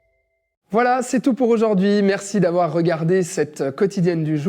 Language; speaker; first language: French; native; French